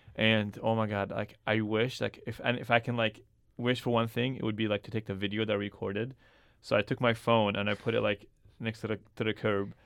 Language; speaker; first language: English; early bilingual, other home language; Arabic